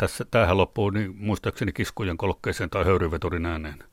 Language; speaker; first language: Finnish; native; Finnish